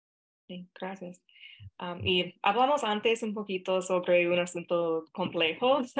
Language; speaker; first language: Spanish; non-native, fluent; English